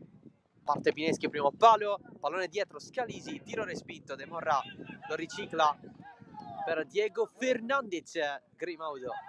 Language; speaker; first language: Italian; native; Italian